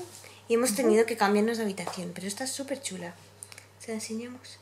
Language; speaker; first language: Spanish; native; Spanish